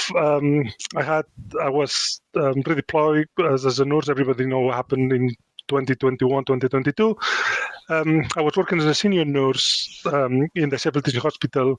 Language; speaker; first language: English; non-native, fluent; Spanish